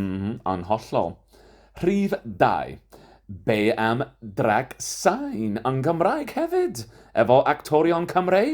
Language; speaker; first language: Welsh; non-native, fluent; English